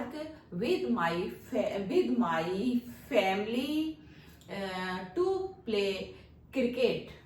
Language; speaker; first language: English; non-native, learner; Hindi